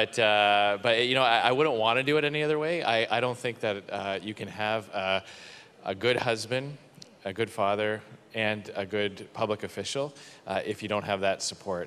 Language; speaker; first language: English; native; English